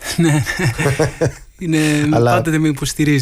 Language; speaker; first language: Greek; early bilingual, heritage; Greek